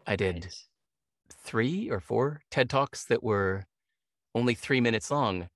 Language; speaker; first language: English; native; English